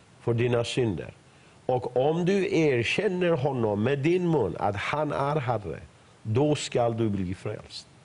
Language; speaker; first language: Swedish; non-native, fluent; Persian